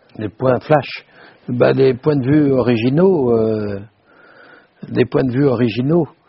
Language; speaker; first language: French; native; French